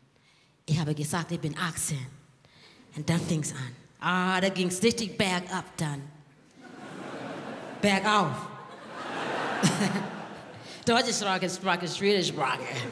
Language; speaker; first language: German; non-native, learner; English